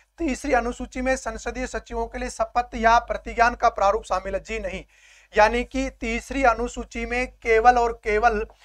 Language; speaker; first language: Hindi; native; Hindi